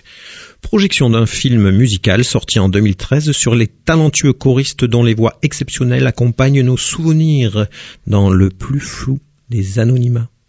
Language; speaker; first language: French; native; French